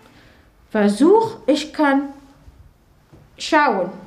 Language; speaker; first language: German; non-native, learner; Arabic